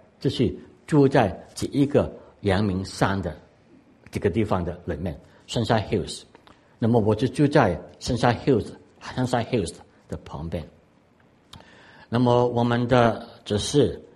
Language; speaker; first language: Chinese; non-native, local second language; Cantonese